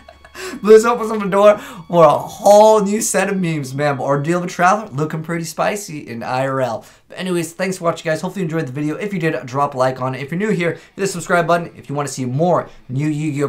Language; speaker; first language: English; native; English